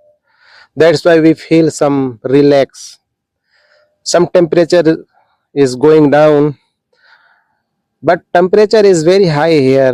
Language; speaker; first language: English; non-native, local second language; Hindi